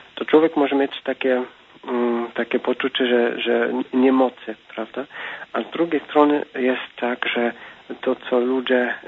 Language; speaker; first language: Polish; non-native, fluent; Dutch